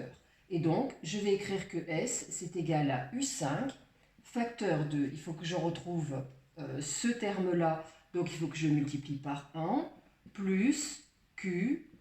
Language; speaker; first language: French; native; French